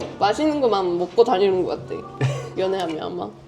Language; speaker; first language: Korean; non-native, fluent; Japanese